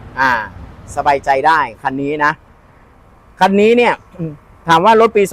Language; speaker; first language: Thai; native; Thai